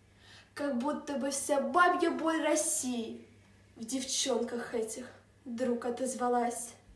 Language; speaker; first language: Russian; native; Russian